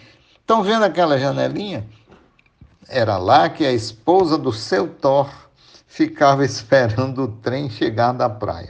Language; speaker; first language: Portuguese; native; Portuguese